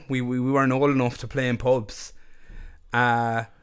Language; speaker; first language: English; native; English